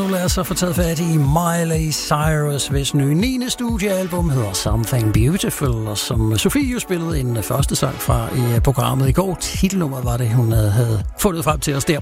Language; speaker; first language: Danish; native; Danish